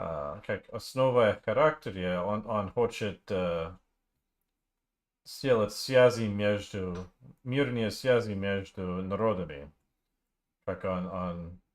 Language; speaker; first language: Russian; non-native, learner; English